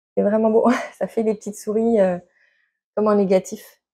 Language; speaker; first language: French; native; French